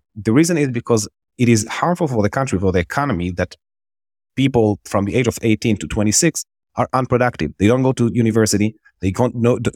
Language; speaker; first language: English; non-native, fluent; Hebrew